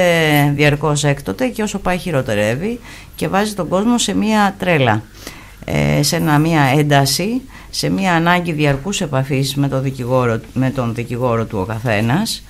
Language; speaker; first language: Greek; native; Greek